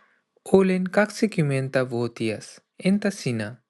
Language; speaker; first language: Finnish; non-native, learner; Nepali